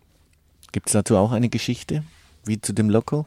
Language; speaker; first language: German; native; German